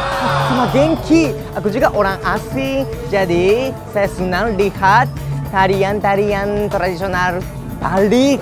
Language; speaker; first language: Indonesian; non-native, fluent; Japanese